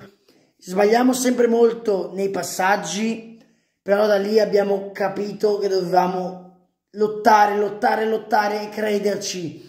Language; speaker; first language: Italian; native; Italian